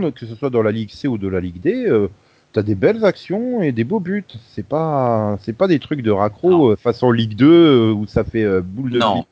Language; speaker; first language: French; native; French